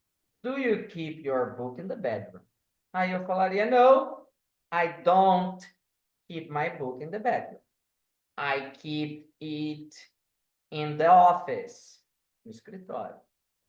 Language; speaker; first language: English; non-native, fluent; Portuguese